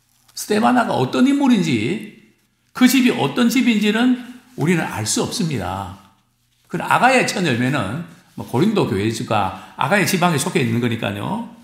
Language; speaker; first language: Korean; native; Korean